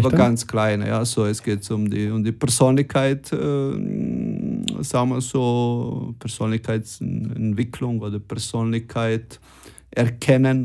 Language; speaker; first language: German; non-native, fluent; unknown